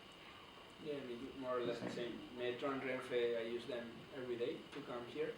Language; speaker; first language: English; non-native, fluent; Spanish